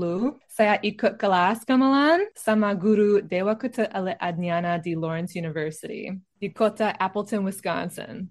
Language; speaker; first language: Indonesian; non-native, learner; English